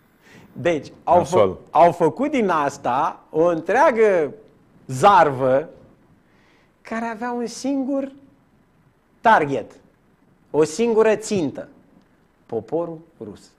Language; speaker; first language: Romanian; native; Romanian